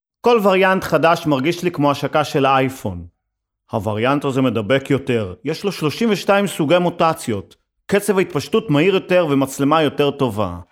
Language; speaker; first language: Hebrew; native; Hebrew